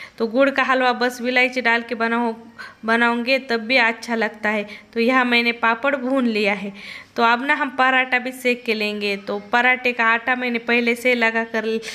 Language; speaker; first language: Hindi; non-native, local second language; Marathi